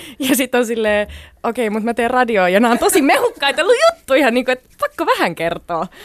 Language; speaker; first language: Finnish; early bilingual, other home language; Sinhala